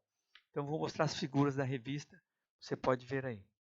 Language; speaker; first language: Portuguese; native; Portuguese